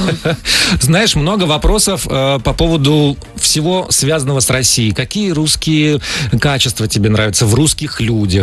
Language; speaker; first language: Russian; native; Russian